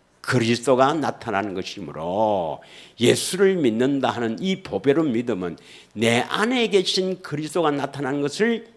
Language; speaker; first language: Korean; native; Korean